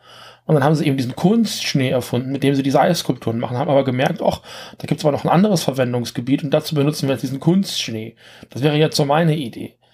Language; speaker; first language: German; native; German